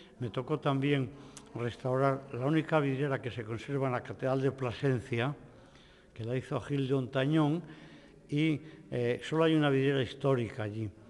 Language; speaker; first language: Spanish; native; Spanish